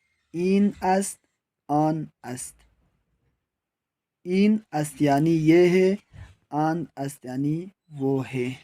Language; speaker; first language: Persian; non-native, fluent; Urdu